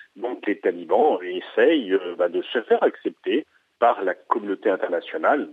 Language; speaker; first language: French; native; French